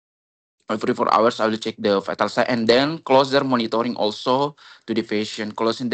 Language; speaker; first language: English; non-native, learner; Indonesian